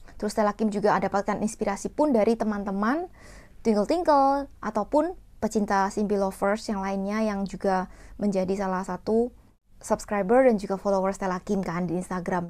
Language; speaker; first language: Indonesian; non-native, fluent; Korean